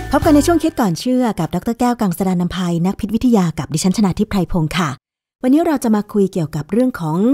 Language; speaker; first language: Thai; native; Thai